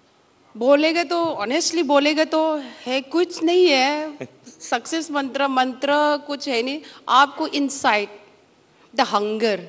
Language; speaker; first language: Hindi; non-native, local second language; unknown